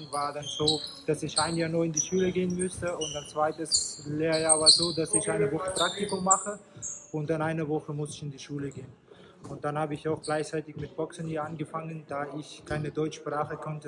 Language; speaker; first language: German; non-native, fluent; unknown